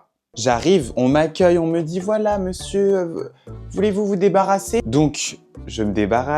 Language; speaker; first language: French; native; French